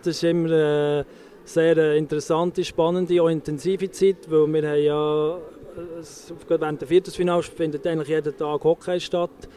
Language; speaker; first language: German; native; German